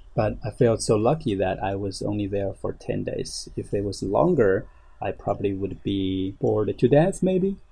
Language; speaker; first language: English; non-native, fluent; Chinese